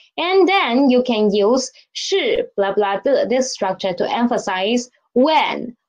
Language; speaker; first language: English; non-native, fluent; Chinese